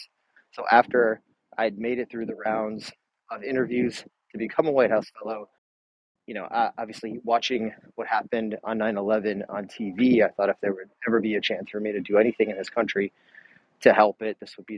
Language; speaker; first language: English; native; English